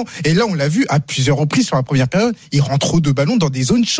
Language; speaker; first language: French; native; French